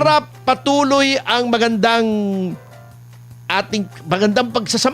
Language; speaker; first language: Filipino; native; Filipino